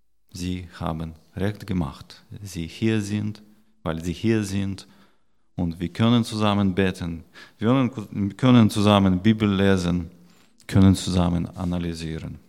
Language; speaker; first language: German; non-native, learner; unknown